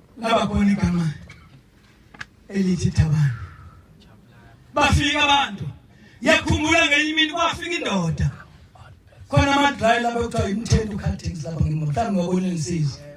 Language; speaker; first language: Zulu; non-native, local second language; Xhosa